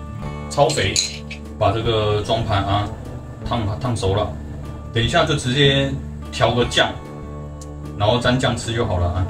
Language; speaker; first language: Chinese; native; Chinese